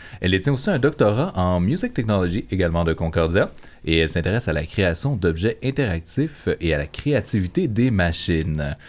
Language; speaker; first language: French; native; French